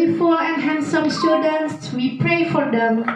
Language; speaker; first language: English; non-native, learner; Indonesian